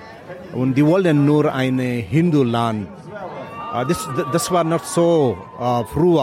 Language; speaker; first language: German; non-native, learner; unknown